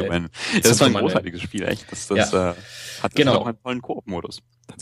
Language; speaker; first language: German; native; German